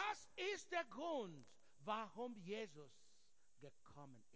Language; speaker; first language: German; non-native, learner; English